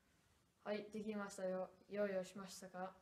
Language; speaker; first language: Japanese; non-native, learner; English